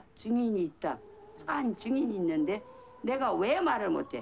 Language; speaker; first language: Korean; native; Korean